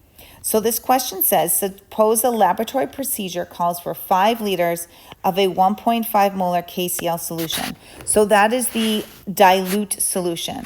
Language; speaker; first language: English; native; English